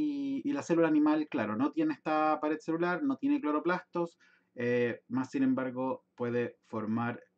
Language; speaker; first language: Spanish; native; Spanish